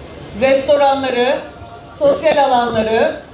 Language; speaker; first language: Turkish; native; Turkish